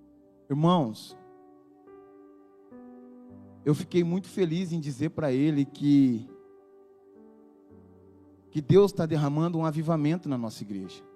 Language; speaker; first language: Portuguese; native; Portuguese